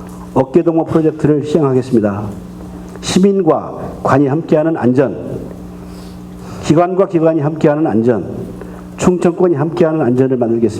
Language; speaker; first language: Korean; native; Korean